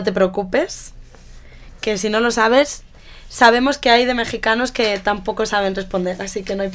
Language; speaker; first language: Spanish; native; Spanish